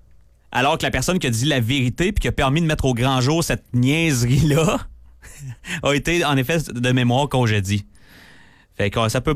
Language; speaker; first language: French; native; French